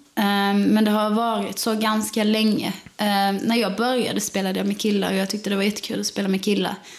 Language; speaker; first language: Swedish; native; Swedish